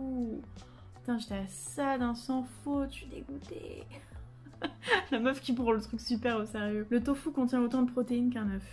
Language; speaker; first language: French; native; French